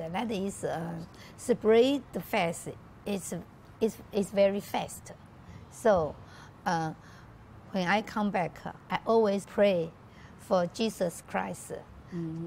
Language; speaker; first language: English; non-native, learner; Chinese